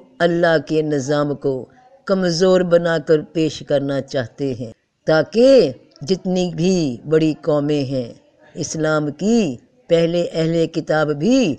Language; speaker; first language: Urdu; native; Urdu